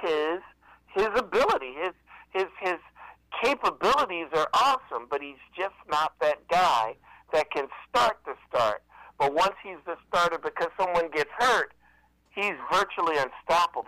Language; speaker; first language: English; native; English